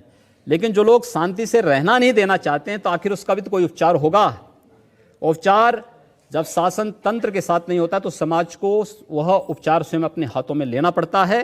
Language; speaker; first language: Hindi; native; Hindi